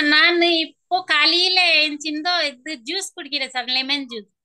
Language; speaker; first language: Tamil; non-native, fluent; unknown